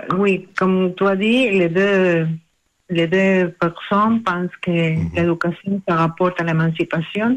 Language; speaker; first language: French; non-native, learner; Spanish